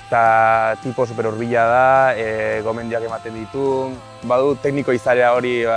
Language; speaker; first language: Basque; native; Basque